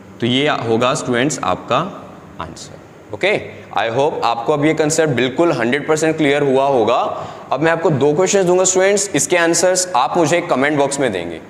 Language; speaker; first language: Hindi; native; Hindi